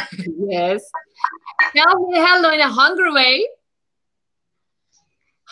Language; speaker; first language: English; non-native, fluent; Turkish